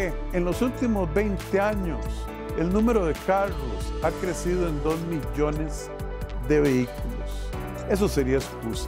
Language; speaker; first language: Spanish; native; Spanish